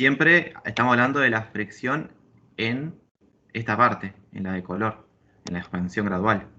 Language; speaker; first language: Spanish; native; Spanish